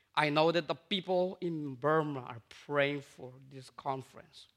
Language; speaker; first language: English; non-native, fluent; Burmese